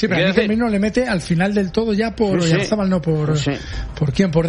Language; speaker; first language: Spanish; native; Spanish